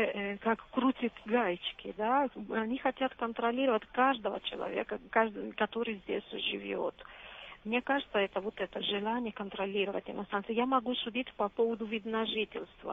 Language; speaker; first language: Russian; non-native, fluent; Italian